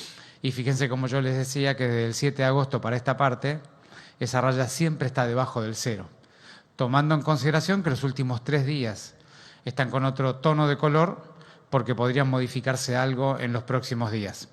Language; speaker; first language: Spanish; native; Spanish